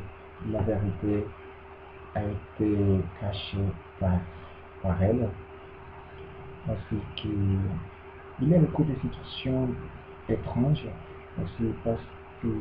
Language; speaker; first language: French; non-native, learner; Spanish